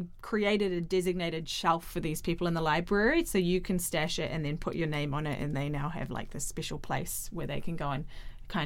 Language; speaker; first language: English; native; English